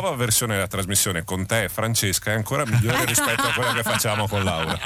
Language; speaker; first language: Italian; native; Italian